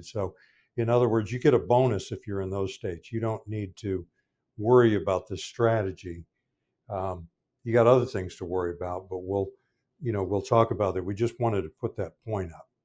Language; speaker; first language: English; native; English